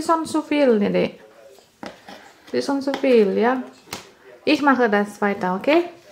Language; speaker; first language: German; non-native, learner; Indonesian